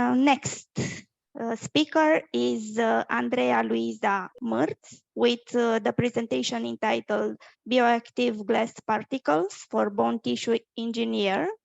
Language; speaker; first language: English; non-native, fluent; Romanian